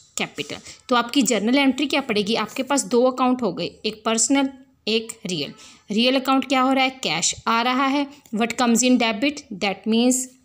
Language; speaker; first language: Hindi; non-native, local second language; Punjabi